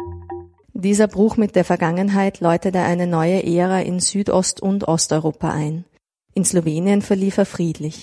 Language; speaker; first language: German; native; German